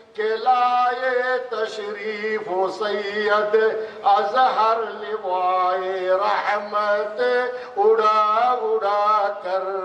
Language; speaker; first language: Urdu; non-native, fluent; Bangla